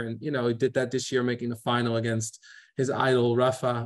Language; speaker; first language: English; non-native, fluent; Dutch